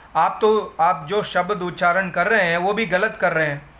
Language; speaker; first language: Hindi; non-native, local second language; Tamil